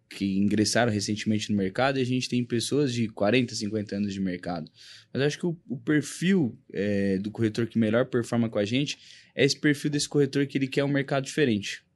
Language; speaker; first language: Portuguese; native; Portuguese